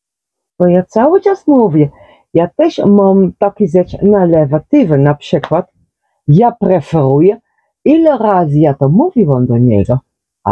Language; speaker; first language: Polish; non-native, learner; Dutch